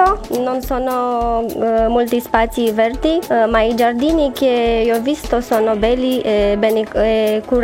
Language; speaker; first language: Italian; non-native, learner; Romanian